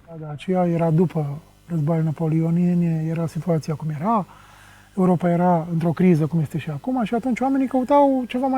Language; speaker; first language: Romanian; non-native, local second language; Czech